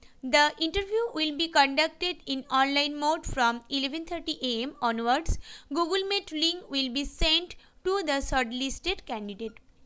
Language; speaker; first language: English; non-native, local second language; Bangla